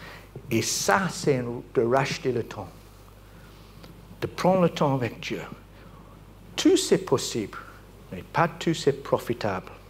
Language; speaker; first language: French; non-native, fluent; English